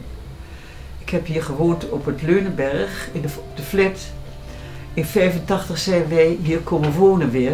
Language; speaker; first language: Dutch; native; Dutch